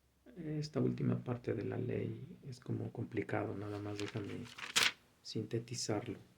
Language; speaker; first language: Spanish; native; Spanish